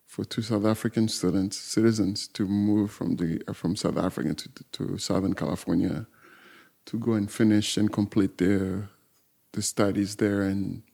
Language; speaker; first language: English; non-native, fluent; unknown